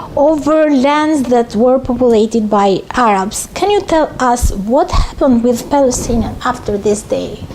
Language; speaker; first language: English; non-native, fluent; Albanian